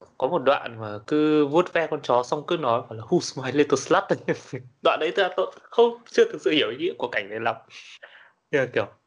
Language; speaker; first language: Vietnamese; native; Vietnamese